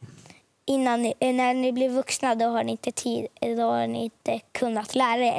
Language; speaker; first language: Swedish; early bilingual, other home language; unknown